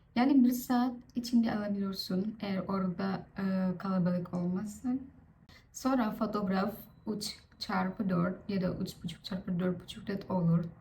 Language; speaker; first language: Turkish; non-native, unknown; Vietnamese